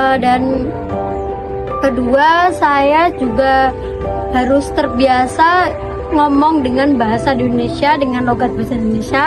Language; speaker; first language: Indonesian; non-native, local second language; Javanese